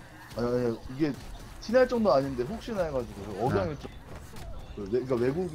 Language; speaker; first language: Korean; native; Korean